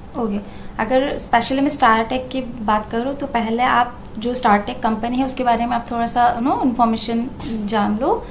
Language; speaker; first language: Hindi; non-native, local second language; Assamese